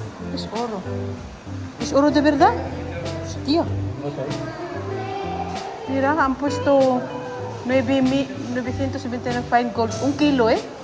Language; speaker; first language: Spanish; non-native, fluent; Filipino